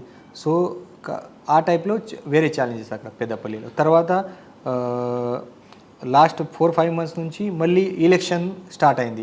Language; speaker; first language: Telugu; non-native, learner; Marathi